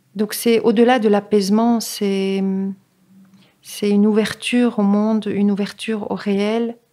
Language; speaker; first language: French; native; French